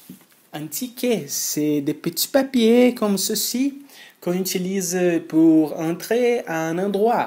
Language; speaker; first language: French; non-native, fluent; Portuguese